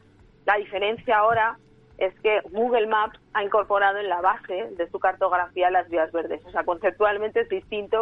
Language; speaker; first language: Spanish; native; Spanish